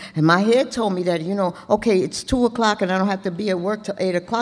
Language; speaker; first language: English; native; English